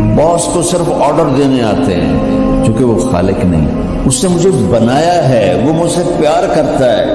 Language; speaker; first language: Urdu; non-native, local second language; Punjabi